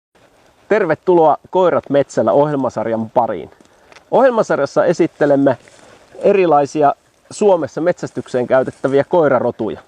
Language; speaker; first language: Finnish; native; Finnish